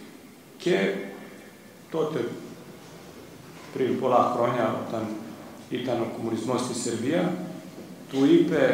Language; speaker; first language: Greek; non-native, fluent; Serbian